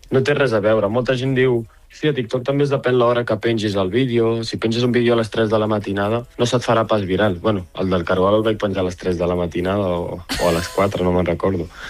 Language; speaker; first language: Catalan; early bilingual, other home language; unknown